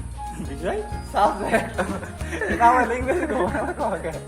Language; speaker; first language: Hindi; non-native, learner; Bangla